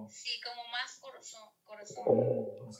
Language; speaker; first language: Spanish; early bilingual, heritage; English